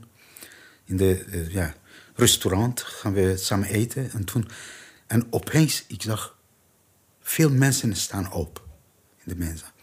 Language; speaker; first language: Dutch; non-native, learner; Persian